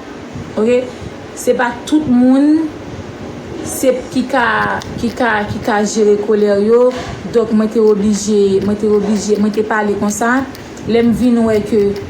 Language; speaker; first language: French; non-native, local second language; Haitian Creole